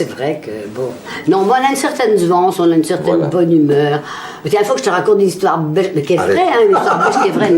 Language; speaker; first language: French; native; French